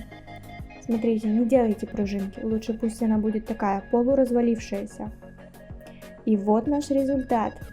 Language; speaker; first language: Russian; native; Russian